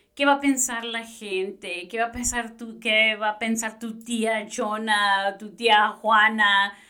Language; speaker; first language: Spanish; early bilingual, heritage; Spanish